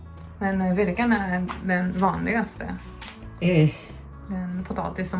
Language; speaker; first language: Swedish; non-native, learner; Japanese